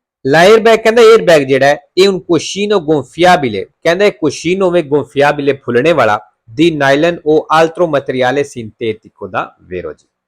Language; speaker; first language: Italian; non-native, fluent; Punjabi